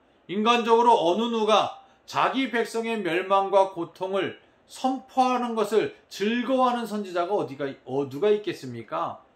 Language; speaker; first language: Korean; native; Korean